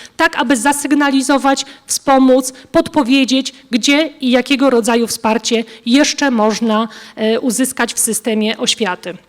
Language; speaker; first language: Polish; native; Polish